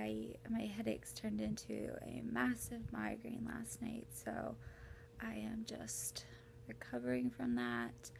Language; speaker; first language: English; native; English